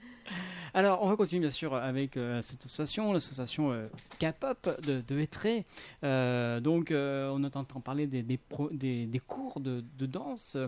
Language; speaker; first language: French; native; French